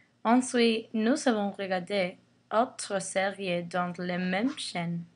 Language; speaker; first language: French; non-native, learner; English